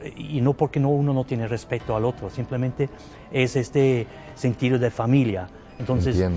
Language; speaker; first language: Spanish; non-native, fluent; Swiss German